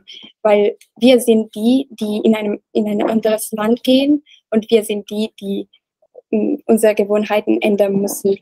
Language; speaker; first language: German; non-native, learner; Italian